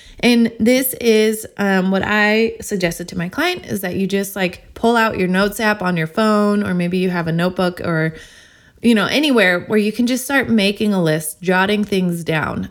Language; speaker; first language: English; native; English